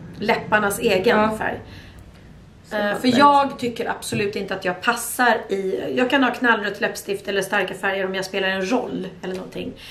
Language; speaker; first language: Swedish; native; Swedish